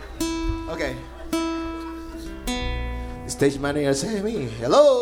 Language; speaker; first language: English; non-native, learner; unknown